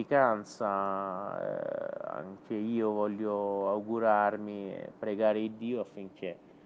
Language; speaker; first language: Italian; non-native, fluent; Persian